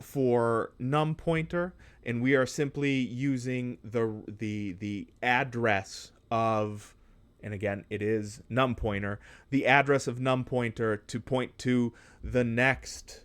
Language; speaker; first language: English; native; English